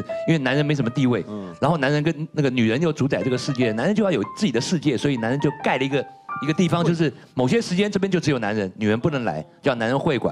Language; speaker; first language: Chinese; native; Chinese